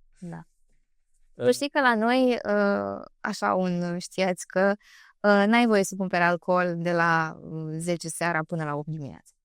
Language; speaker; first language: Romanian; native; Romanian